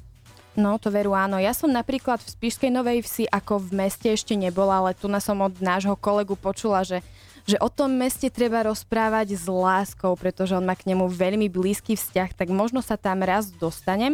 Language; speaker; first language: Slovak; native; Slovak